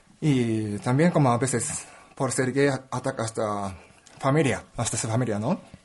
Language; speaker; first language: Spanish; non-native, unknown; Japanese